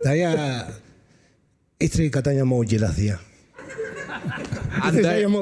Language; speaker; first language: Indonesian; non-native, fluent; Spanish